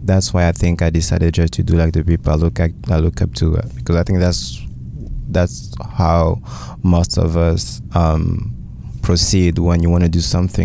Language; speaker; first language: English; early bilingual, other home language; French